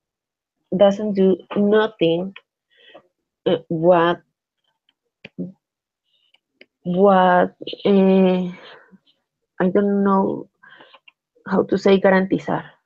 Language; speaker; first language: English; non-native, learner; Spanish